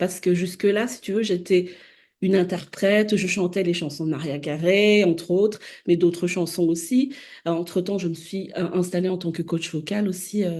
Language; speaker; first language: French; non-native, local second language; Malagasy